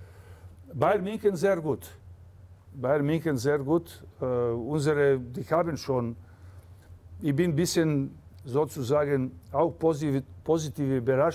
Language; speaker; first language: German; non-native, fluent; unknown